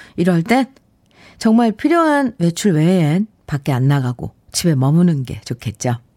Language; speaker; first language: Korean; native; Korean